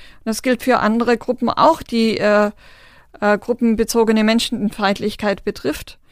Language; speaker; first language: German; non-native, local second language; Romany